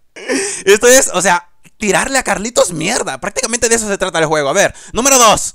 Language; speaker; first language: Spanish; native; Spanish